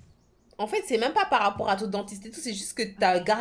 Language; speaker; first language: French; native; French